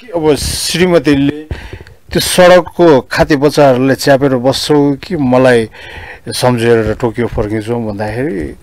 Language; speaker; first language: Nepali; early bilingual, heritage; Nepali